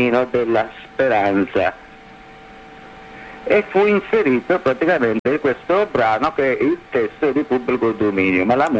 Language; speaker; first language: Italian; native; Italian